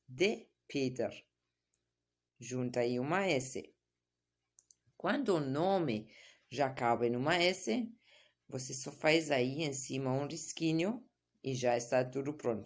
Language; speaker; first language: Portuguese; non-native, fluent; German